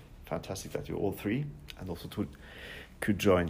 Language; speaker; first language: English; non-native, fluent; Norwegian